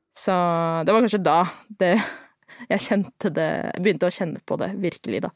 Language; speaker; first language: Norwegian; early bilingual, other home language; Filipino